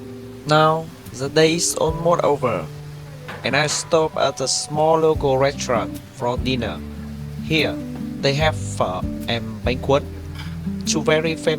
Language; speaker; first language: English; non-native, fluent; Vietnamese